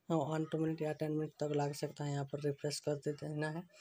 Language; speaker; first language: Hindi; native; Hindi